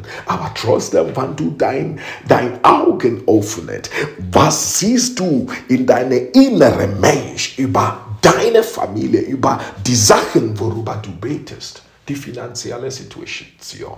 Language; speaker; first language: German; non-native, fluent; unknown